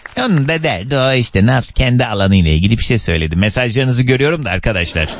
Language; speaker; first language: Turkish; native; Turkish